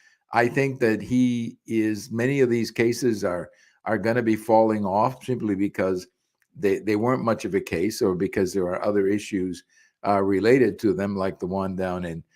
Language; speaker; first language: English; early bilingual, other home language; Spanish